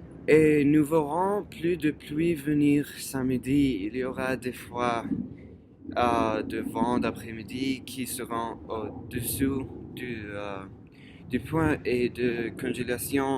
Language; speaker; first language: French; non-native, fluent; English